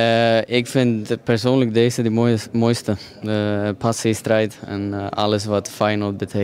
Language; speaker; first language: Dutch; non-native, fluent; Swedish